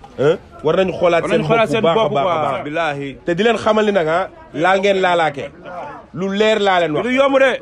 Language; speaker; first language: Wolof; native; Wolof